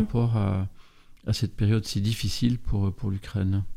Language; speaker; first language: French; native; French